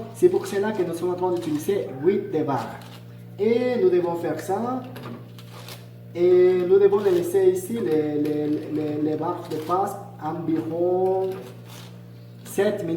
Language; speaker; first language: French; non-native, learner; Spanish